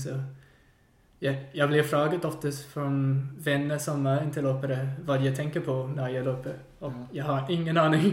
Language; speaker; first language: Swedish; non-native, fluent; English